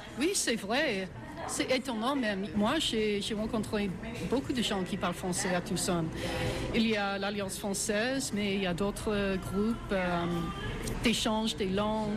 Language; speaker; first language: French; non-native, fluent; English